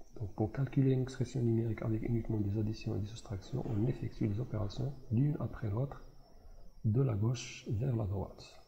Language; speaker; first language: French; non-native, local second language; Arabic